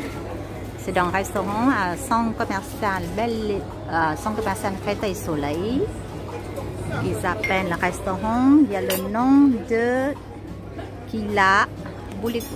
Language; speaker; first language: French; non-native, learner; Vietnamese